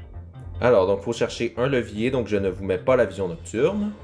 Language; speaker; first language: French; native; French